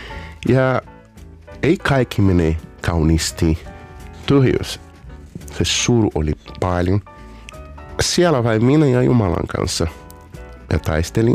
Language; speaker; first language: Finnish; non-native, learner; Portuguese